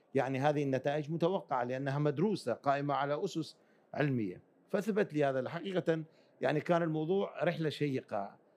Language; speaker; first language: Arabic; early bilingual, other home language; Kurdish